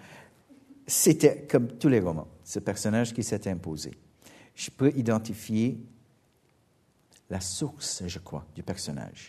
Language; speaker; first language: French; non-native, fluent; English